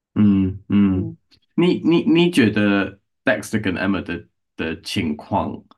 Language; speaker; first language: Chinese; non-native, learner; English